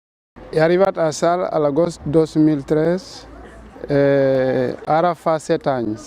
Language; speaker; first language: Catalan; non-native, fluent; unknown